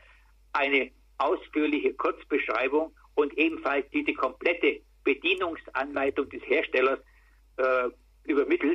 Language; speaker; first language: German; native; German